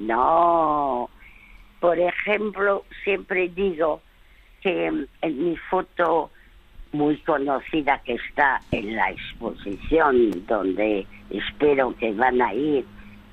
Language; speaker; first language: Spanish; early bilingual, other home language; French